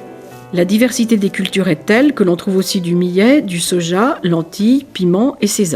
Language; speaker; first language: French; native; French